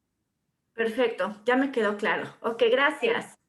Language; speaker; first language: Spanish; native; Spanish